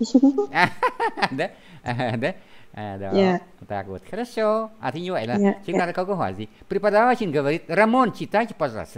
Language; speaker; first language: Russian; non-native, fluent; Vietnamese